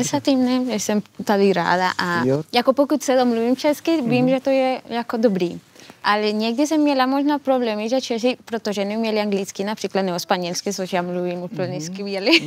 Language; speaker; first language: Czech; non-native, fluent; Spanish